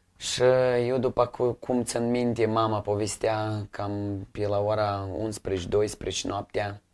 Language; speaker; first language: Romanian; non-native, local second language; Russian